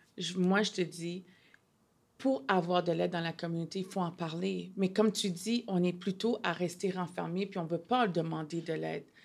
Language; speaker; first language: French; non-native, local second language; Haitian Creole